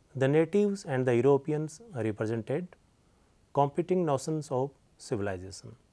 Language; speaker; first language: English; non-native, local second language; Hindi